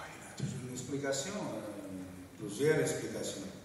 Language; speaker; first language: French; non-native, fluent; Portuguese